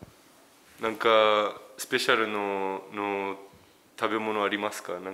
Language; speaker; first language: Japanese; early bilingual, heritage; French